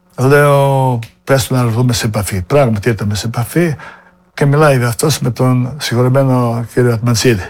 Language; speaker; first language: Greek; non-native, fluent; Serbian